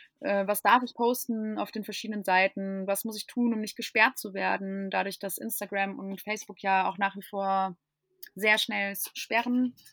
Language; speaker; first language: German; non-native, fluent; English